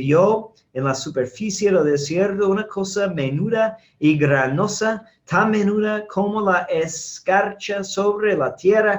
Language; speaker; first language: Spanish; non-native, fluent; English